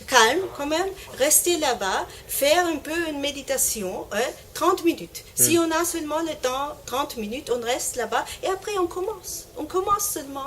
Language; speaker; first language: French; non-native, learner; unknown